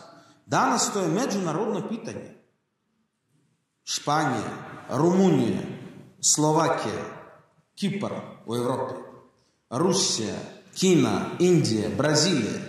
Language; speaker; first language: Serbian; non-native, learner; Russian